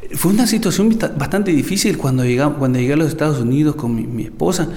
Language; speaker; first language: Spanish; native; Spanish